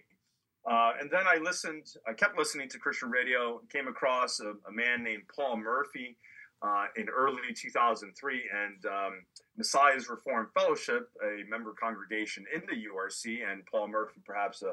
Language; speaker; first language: English; native; English